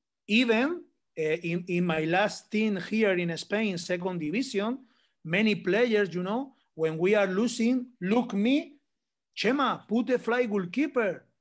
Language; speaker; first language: English; non-native, learner; Spanish